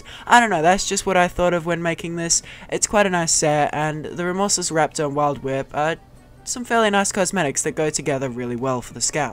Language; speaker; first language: English; native; English